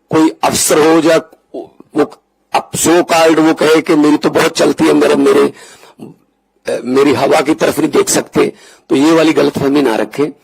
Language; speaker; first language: Hindi; non-native, local second language; Punjabi